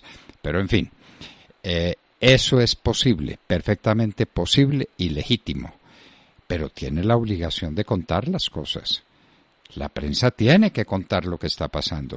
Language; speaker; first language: Spanish; native; Spanish